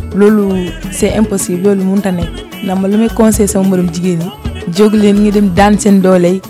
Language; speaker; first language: Wolof; non-native, local second language; Jola-Fonyi